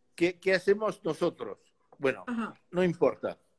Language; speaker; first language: Spanish; non-native, fluent; French